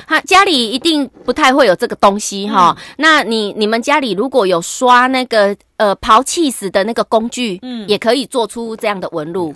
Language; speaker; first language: Chinese; native; Chinese